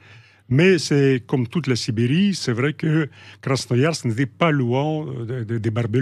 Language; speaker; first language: French; non-native, fluent; Russian